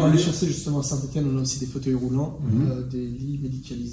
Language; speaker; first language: French; native; French